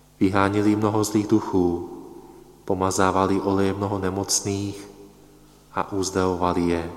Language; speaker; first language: Czech; non-native, fluent; Polish